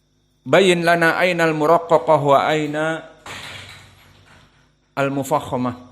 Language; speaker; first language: Arabic; non-native, fluent; Indonesian